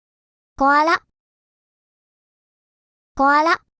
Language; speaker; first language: Japanese; native; Japanese